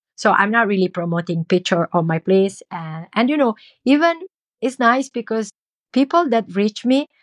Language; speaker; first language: English; non-native, learner; Italian